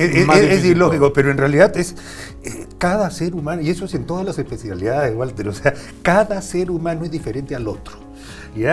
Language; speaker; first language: Spanish; native; Spanish